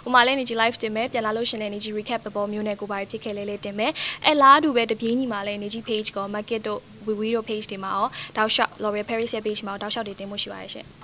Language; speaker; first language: Burmese; native; Burmese